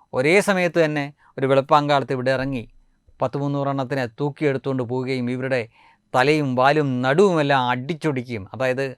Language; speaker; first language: Malayalam; native; Malayalam